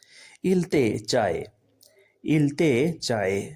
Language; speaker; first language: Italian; non-native, learner; Urdu